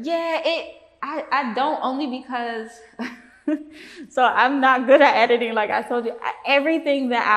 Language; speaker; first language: English; native; English